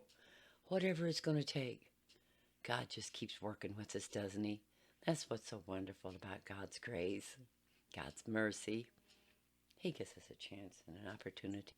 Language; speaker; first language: English; native; English